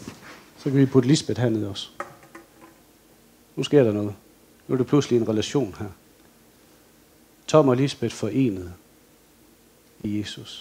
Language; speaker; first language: Danish; native; Danish